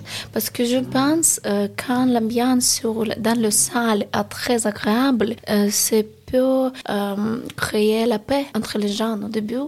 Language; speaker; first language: French; non-native, learner; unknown